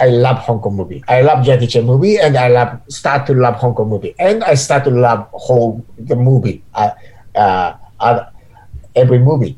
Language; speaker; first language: English; non-native, learner; Japanese